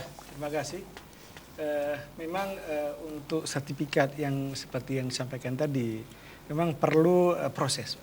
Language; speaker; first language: Malay; native; Malay